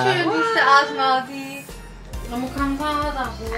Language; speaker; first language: Korean; non-native, fluent; German